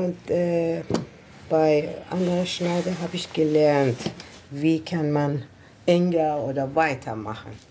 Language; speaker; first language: German; non-native, learner; Persian